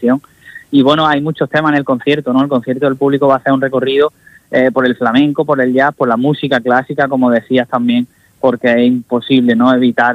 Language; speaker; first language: Spanish; native; Spanish